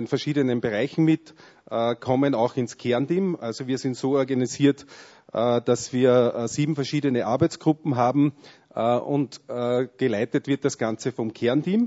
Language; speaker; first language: German; native; German